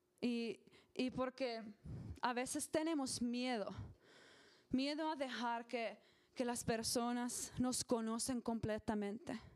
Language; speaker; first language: Spanish; non-native, learner; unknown